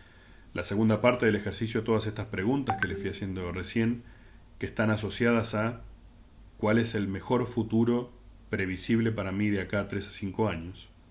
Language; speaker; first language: Spanish; native; Spanish